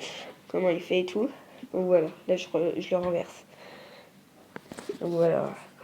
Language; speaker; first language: French; native; French